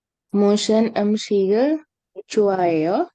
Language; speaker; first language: Korean; non-native, learner; Indonesian